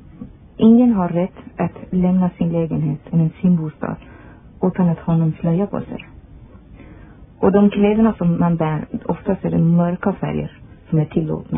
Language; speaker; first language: Swedish; non-native, fluent; Persian